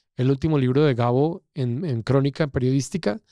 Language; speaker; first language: Spanish; native; Spanish